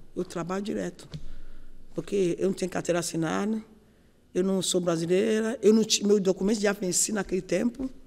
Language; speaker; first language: Portuguese; non-native, learner; Yoruba